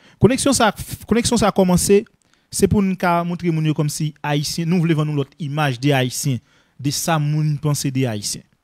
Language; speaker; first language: French; non-native, local second language; Haitian Creole